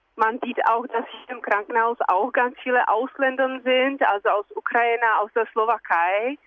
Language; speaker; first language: German; non-native, fluent; Czech